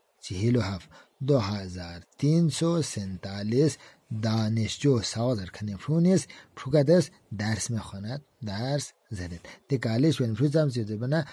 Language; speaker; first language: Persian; non-native, fluent; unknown